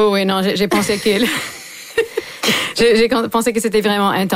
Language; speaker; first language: French; non-native, local second language; English